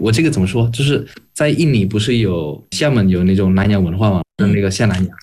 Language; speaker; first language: Chinese; non-native, fluent; Indonesian